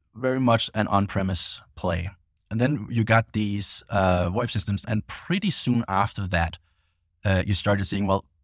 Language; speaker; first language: English; non-native, fluent; Danish